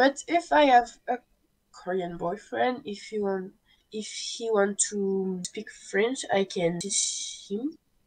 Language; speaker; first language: English; non-native, learner; French